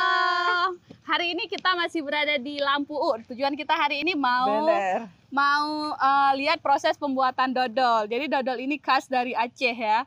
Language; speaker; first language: Indonesian; native; Indonesian